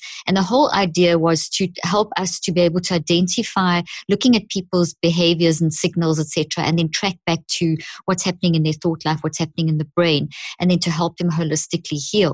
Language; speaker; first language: English; native; English